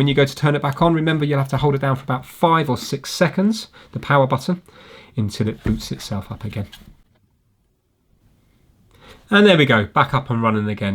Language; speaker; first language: English; native; English